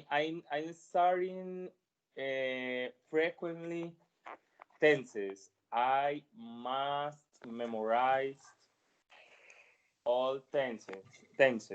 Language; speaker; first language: English; non-native, learner; Spanish